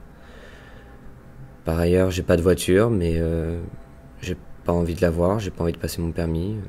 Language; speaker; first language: French; native; French